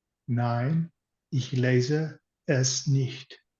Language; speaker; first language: German; non-native, learner; English